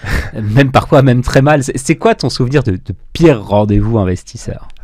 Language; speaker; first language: French; native; French